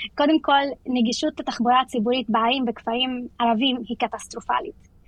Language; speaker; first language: Hebrew; non-native, local second language; Arabic